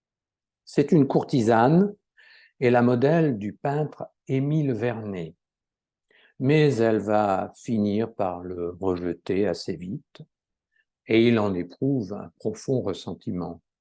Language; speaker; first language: French; native; French